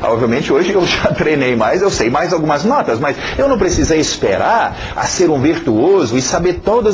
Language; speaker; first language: Portuguese; native; Portuguese